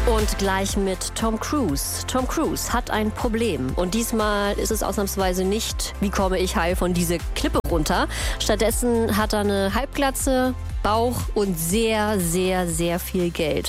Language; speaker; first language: German; native; German